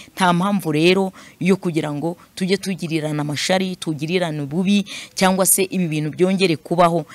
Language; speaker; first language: Kinyarwanda; non-native, fluent; Swahili